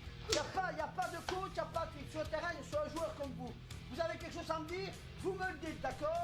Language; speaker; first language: French; native; French